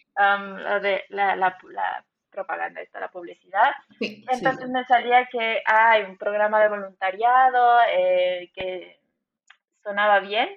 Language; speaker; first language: Spanish; native; Spanish